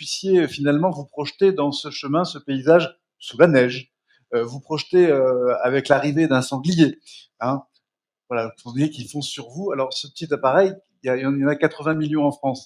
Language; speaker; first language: French; native; French